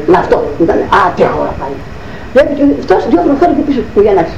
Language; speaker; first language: Greek; native; Greek